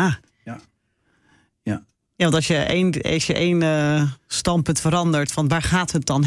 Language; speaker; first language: Dutch; native; Dutch